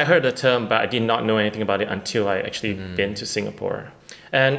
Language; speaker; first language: English; non-native, local second language; Chinese